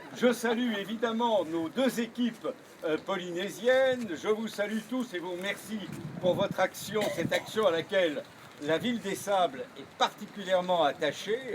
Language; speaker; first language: French; native; French